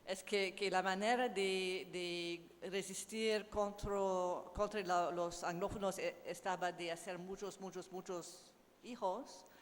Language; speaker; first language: Spanish; non-native, learner; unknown